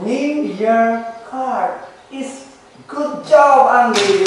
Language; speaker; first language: English; non-native, learner; Indonesian